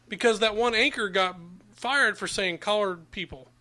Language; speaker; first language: English; native; English